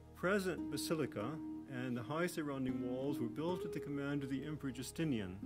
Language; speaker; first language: English; native; English